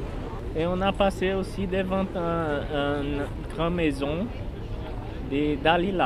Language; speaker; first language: French; non-native, learner; Portuguese